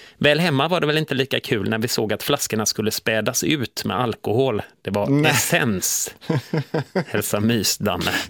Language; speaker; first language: Swedish; native; Swedish